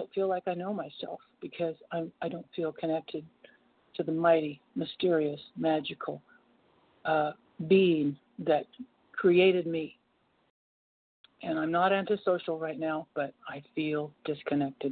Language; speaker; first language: English; native; English